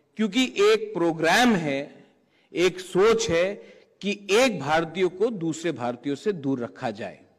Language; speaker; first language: Hindi; non-native, local second language; Kok Borok